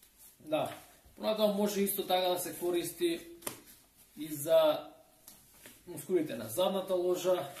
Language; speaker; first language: Macedonian; native; Macedonian